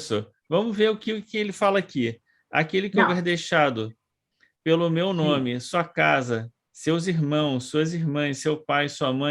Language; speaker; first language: Portuguese; native; Portuguese